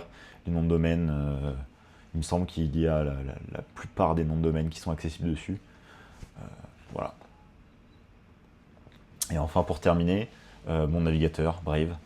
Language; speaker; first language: French; native; French